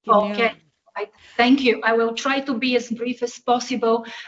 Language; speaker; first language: English; non-native, fluent; Bulgarian